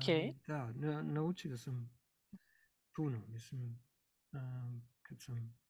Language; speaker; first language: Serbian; non-native, learner; English